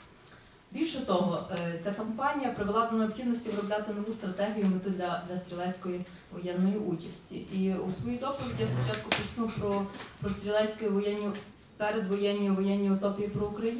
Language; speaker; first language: Ukrainian; native; Ukrainian